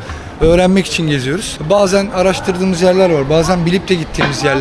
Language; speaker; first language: Turkish; native; Turkish